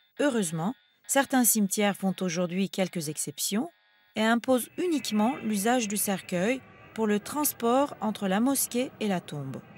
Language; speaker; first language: French; non-native, fluent; Turkish